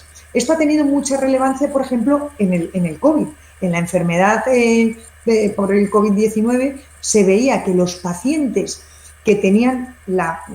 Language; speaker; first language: Spanish; native; Spanish